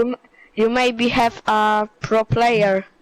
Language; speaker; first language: English; non-native, learner; Polish